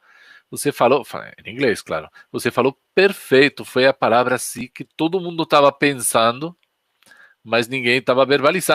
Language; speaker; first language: Portuguese; non-native, fluent; Spanish